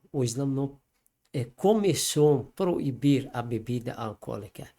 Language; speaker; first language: Portuguese; non-native, learner; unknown